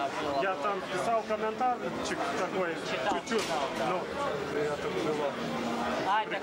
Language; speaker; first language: Russian; non-native, learner; Lithuanian